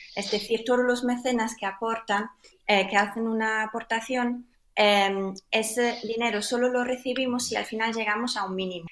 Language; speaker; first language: Spanish; non-native, fluent; German